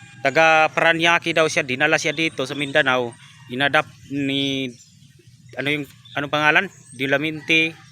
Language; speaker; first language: Filipino; non-native, local second language; Cebuano